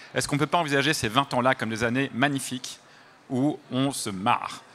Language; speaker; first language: French; native; French